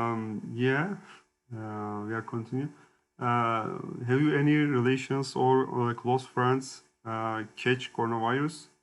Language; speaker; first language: English; non-native, learner; Turkish